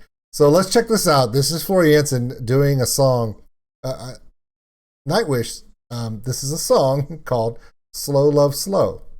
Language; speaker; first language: English; native; English